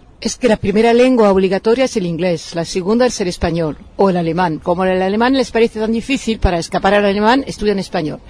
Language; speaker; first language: Spanish; early bilingual, heritage; Spanish